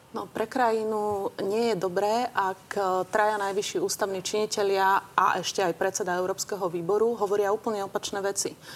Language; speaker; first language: Slovak; native; Slovak